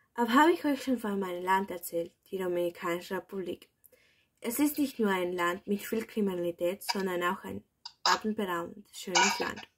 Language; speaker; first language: German; early bilingual, other home language; Spanish